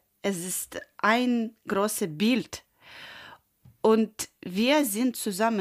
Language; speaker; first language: German; non-native, learner; Ukrainian